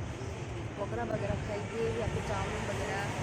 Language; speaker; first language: Hindi; non-native, local second language; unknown